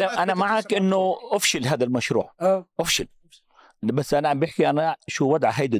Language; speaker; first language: Arabic; native; Arabic